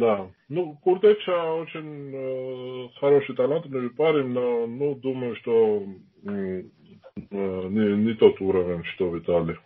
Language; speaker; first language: Russian; non-native, fluent; Georgian